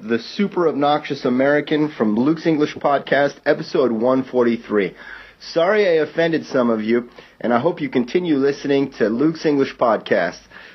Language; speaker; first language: English; non-native, fluent; Japanese